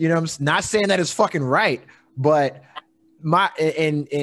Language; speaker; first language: English; native; English